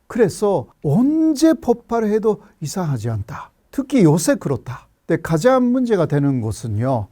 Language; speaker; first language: Korean; non-native, fluent; Japanese